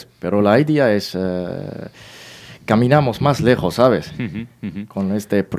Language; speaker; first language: Spanish; non-native, learner; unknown